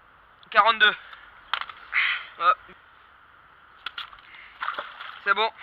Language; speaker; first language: French; native; French